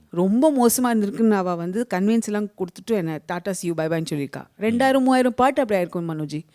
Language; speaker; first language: Tamil; early bilingual, heritage; Tamil